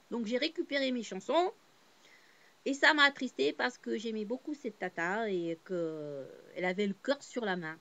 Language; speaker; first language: French; native; French